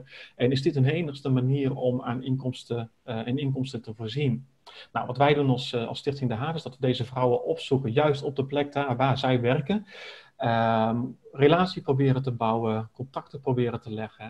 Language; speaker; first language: Dutch; native; Dutch